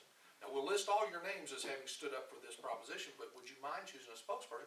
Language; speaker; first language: English; native; English